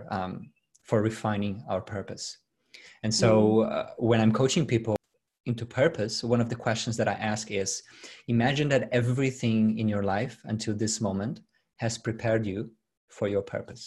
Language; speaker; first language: English; non-native, fluent; Portuguese